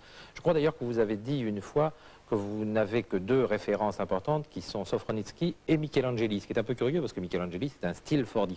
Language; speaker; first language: French; native; French